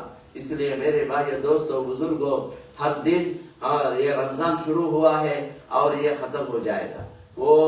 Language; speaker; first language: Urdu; non-native, fluent; Tamil